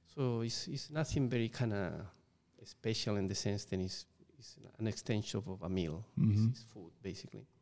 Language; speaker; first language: English; non-native, fluent; Spanish